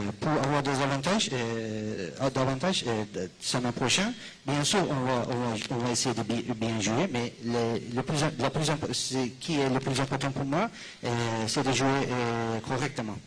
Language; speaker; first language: French; non-native, fluent; Turkish